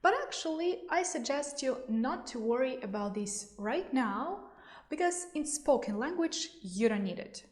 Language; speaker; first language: English; non-native, fluent; Russian